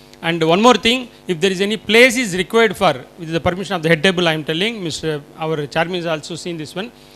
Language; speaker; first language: English; non-native, local second language; Tamil